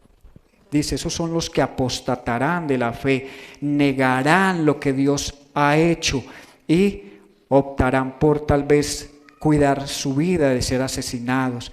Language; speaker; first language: Spanish; native; Spanish